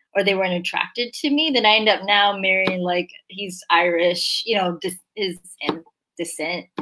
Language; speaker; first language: English; early bilingual, other home language; Korean